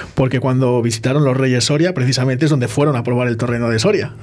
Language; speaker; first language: Spanish; native; Spanish